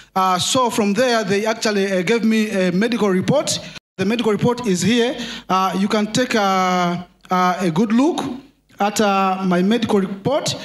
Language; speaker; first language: English; non-native, local second language; Nyanja